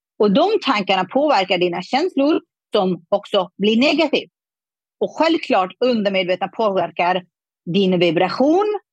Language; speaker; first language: Swedish; non-native, fluent; Persian